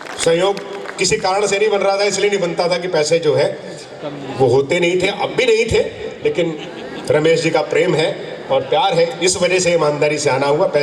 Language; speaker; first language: Hindi; non-native, local second language; Punjabi